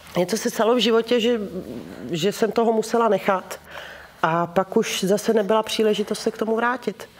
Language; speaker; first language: Czech; early bilingual, heritage; Czech